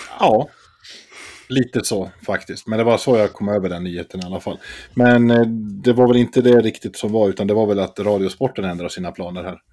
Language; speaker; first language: Swedish; native; Swedish